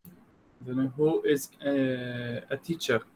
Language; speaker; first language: English; non-native, learner; Arabic